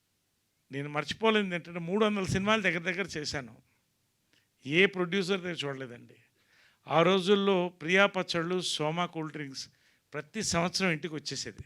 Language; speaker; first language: Telugu; native; Telugu